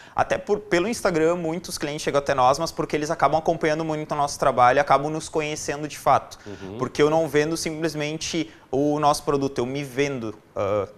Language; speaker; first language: Portuguese; native; Portuguese